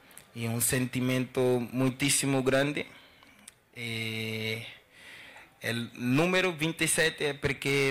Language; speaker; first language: Italian; non-native, learner; Dutch